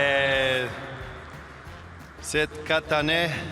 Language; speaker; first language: French; non-native, learner; Swedish